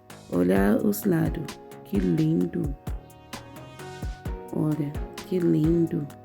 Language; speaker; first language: Portuguese; non-native, learner; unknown